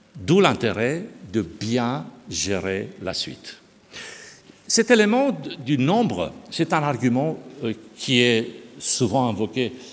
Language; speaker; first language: French; non-native, fluent; Romanian